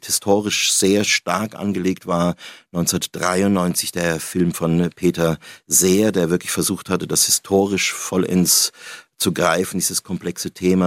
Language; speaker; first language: German; native; German